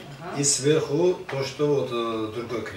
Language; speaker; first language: Russian; non-native, learner; Azerbaijani